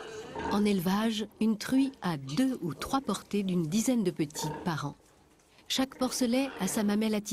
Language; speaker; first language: French; native; French